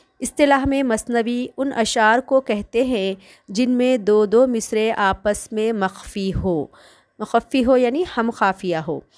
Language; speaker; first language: Urdu; native; Urdu